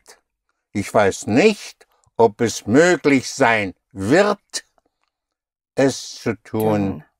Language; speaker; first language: German; non-native, fluent; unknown